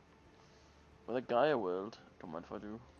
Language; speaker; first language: English; native; English